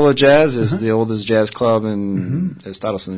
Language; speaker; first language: Spanish; non-native, learner; English